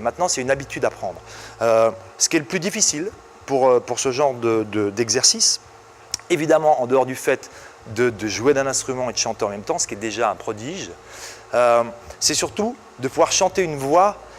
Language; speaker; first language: French; native; French